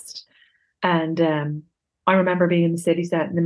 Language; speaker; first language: English; native; English